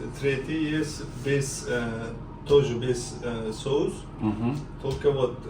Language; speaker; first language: Russian; non-native, learner; Uzbek